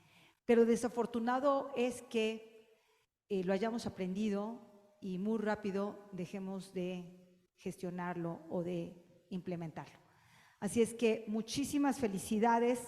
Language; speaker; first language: Spanish; native; Spanish